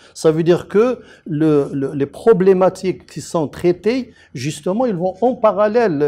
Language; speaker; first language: French; non-native, local second language; Arabic